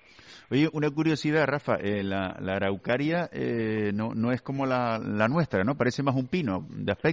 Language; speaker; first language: Spanish; native; Spanish